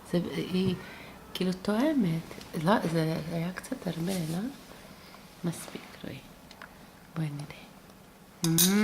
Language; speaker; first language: Hebrew; non-native, fluent; Portuguese